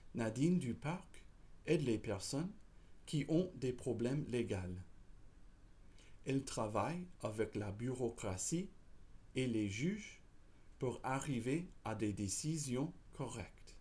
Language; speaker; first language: French; non-native, fluent; English